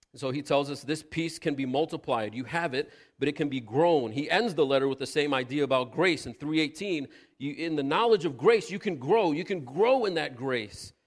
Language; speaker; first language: English; native; English